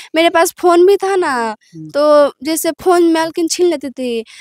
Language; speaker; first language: Hindi; native; Hindi